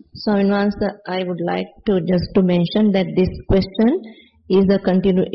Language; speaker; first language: English; non-native, local second language; Sinhala